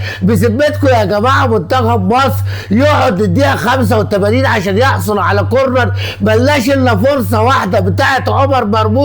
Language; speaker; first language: Arabic; native; Arabic